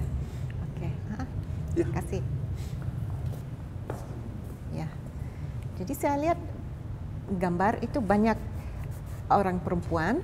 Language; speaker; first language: Indonesian; non-native, fluent; English